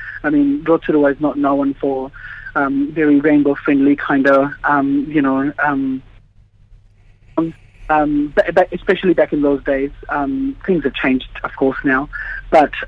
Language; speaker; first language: English; native; English